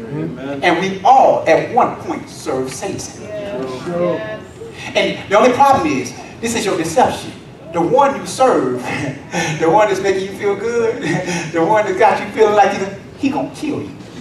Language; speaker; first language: English; native; English